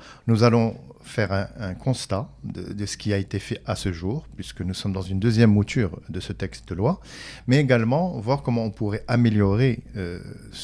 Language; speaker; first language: French; non-native, local second language; Arabic